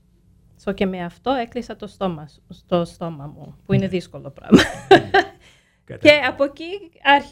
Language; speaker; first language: Greek; early bilingual, heritage; Greek